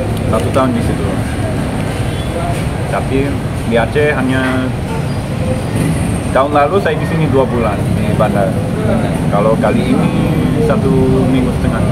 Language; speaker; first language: Indonesian; non-native, learner; French